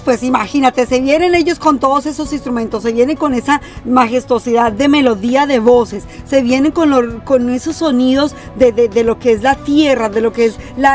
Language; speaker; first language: Spanish; native; Spanish